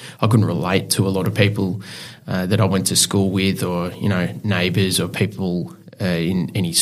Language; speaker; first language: English; native; English